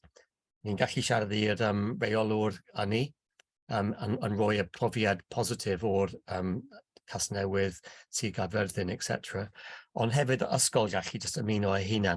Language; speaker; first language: Welsh; non-native, local second language; English